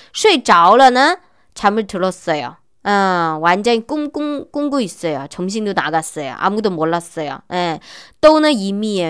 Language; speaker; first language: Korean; non-native, learner; Chinese